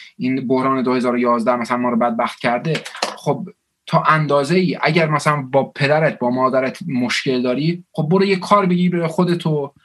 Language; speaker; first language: Persian; early bilingual, heritage; Persian